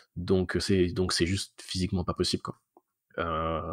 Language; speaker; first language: French; native; French